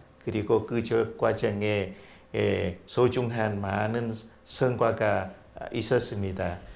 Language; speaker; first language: Korean; non-native, fluent; Vietnamese